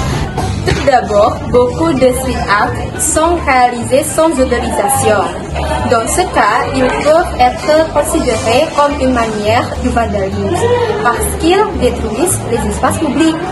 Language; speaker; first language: French; non-native, learner; Indonesian